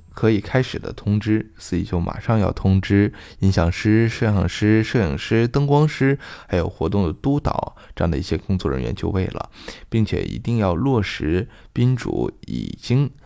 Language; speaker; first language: Chinese; native; Chinese